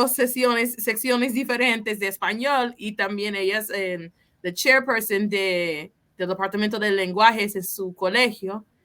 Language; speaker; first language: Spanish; non-native, fluent; English